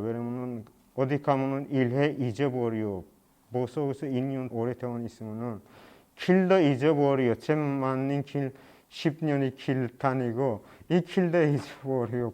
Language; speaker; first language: Korean; non-native, learner; Persian